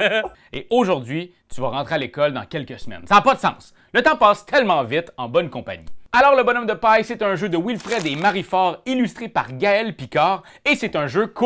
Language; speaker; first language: French; native; French